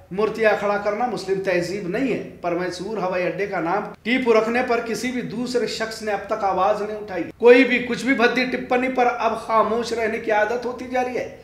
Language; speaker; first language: Hindi; non-native, local second language; Urdu